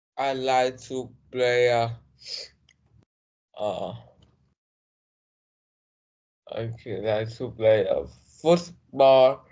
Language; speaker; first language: English; non-native, learner; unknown